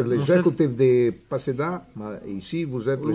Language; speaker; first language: French; non-native, learner; Italian